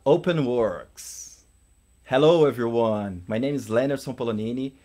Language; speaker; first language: English; non-native, learner; Portuguese